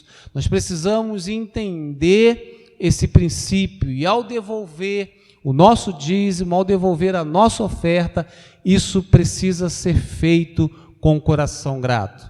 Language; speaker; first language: Portuguese; native; Portuguese